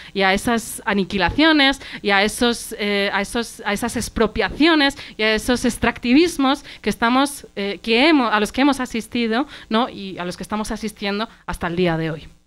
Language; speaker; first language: Spanish; early bilingual, other home language; Arabic